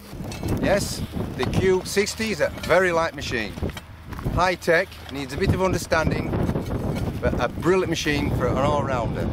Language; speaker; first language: English; native; English